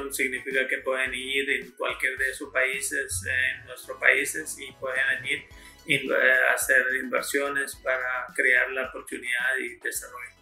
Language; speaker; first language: Spanish; non-native, fluent; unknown